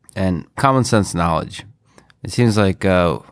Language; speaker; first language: English; non-native, fluent; Russian